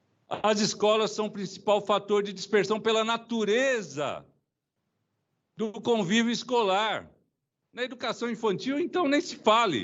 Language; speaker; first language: Portuguese; native; Portuguese